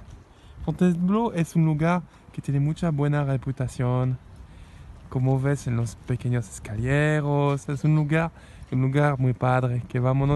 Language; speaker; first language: Spanish; non-native, learner; French